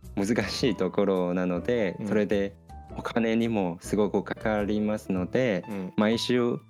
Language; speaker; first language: Japanese; non-native, fluent; Chinese